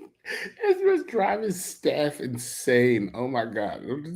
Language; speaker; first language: English; native; English